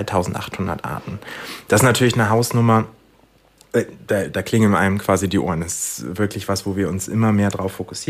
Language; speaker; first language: German; native; German